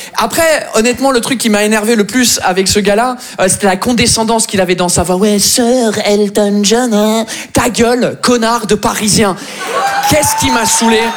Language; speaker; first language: French; non-native, fluent; English